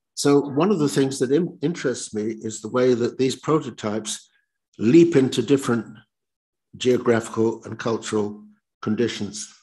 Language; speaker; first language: English; native; English